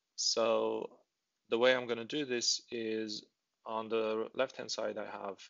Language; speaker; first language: English; non-native, fluent; Romanian